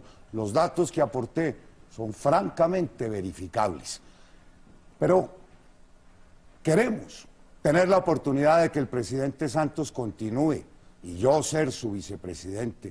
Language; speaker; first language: Spanish; native; Spanish